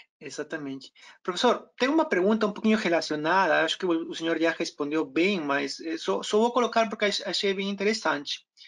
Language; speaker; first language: Portuguese; non-native, fluent; Spanish